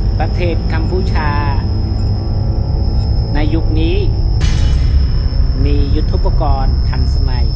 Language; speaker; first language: Thai; native; Thai